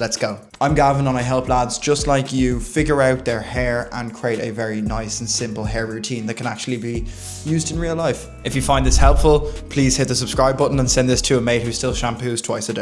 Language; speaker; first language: English; native; English